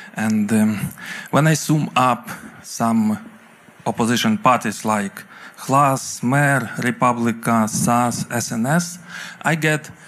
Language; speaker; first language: English; non-native, fluent; Ukrainian